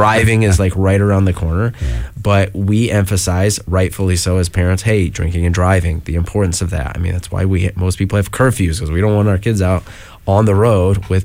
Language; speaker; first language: English; native; English